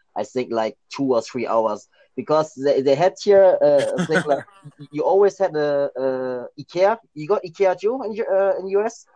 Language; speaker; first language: English; early bilingual, other home language; Thai